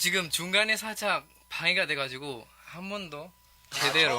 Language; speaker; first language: Korean; non-native, fluent; Indonesian